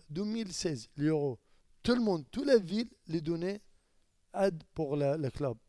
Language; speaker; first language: French; non-native, learner; Arabic